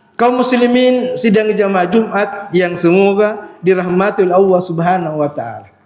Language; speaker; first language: Malay; non-native, local second language; Buginese